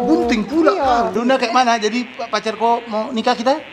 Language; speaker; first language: Indonesian; native; Indonesian